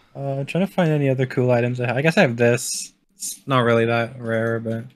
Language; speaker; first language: English; native; English